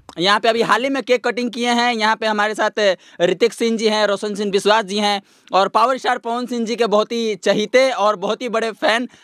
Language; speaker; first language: Hindi; native; Hindi